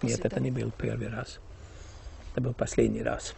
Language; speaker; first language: Russian; early bilingual, heritage; Russian